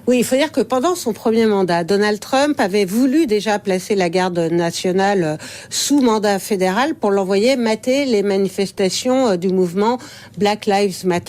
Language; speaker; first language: French; native; French